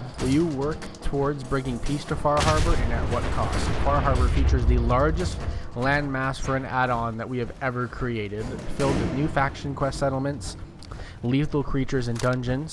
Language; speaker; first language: English; native; English